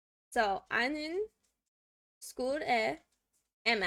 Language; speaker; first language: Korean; non-native, learner; English